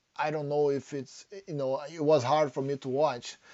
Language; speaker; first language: English; non-native, fluent; Portuguese